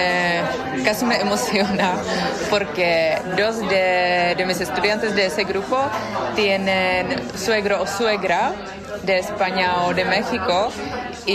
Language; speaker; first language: Spanish; non-native, fluent; Czech